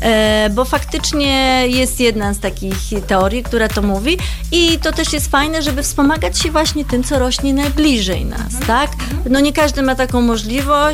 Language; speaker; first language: Polish; native; Polish